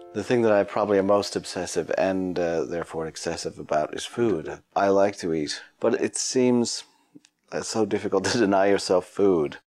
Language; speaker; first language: English; native; English